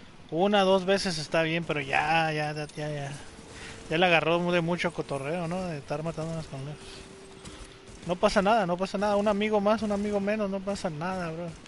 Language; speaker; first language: Spanish; early bilingual, heritage; Spanish